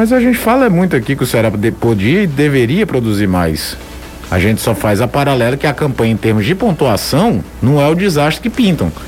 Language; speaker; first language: Portuguese; native; Portuguese